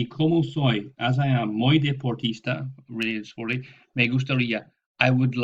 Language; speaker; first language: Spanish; non-native, fluent; English